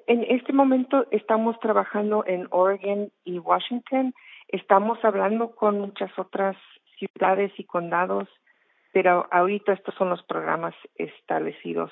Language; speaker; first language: Spanish; non-native, fluent; English